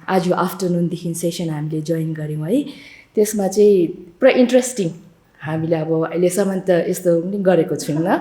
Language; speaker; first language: Nepali; non-native, fluent; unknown